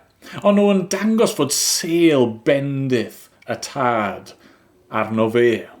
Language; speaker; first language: Welsh; native; Welsh